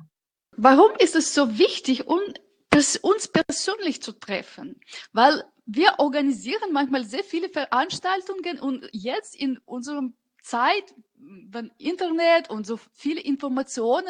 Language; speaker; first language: German; non-native, fluent; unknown